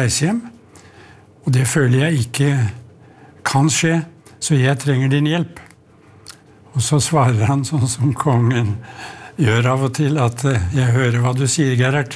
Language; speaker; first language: Norwegian; native; Norwegian